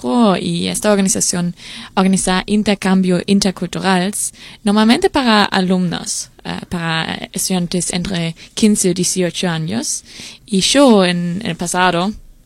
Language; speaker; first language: Spanish; non-native, learner; German